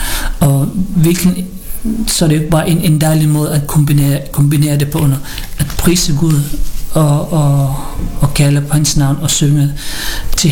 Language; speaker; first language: Danish; non-native, learner; Filipino